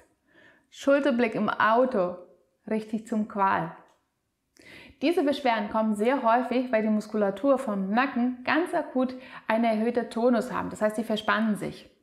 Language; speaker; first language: German; native; German